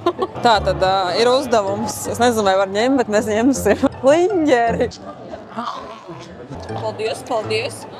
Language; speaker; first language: Latvian; native; Latvian